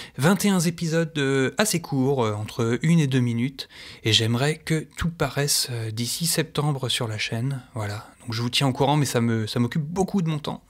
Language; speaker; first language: French; native; French